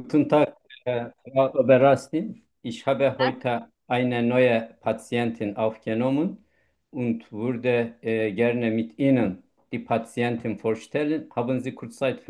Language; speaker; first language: German; non-native, learner; Turkish